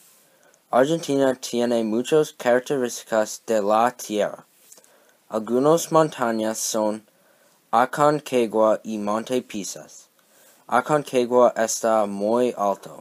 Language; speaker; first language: Spanish; non-native, learner; English